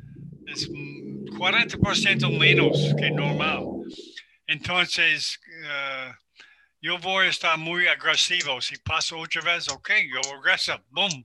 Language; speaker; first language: Spanish; non-native, learner; English